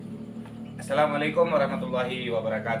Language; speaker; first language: Indonesian; native; Indonesian